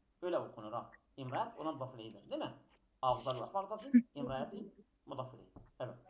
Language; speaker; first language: Turkish; native; Turkish